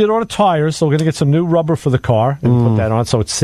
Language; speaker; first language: English; native; English